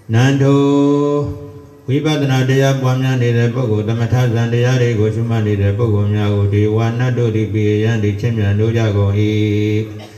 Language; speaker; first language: Burmese; native; Burmese